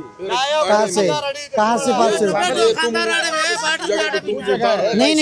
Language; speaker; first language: Hindi; non-native, local second language; Bangla